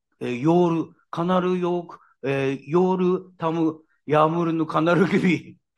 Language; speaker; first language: Turkish; non-native, learner; Japanese